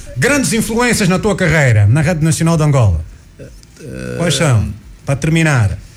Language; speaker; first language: Portuguese; native; Portuguese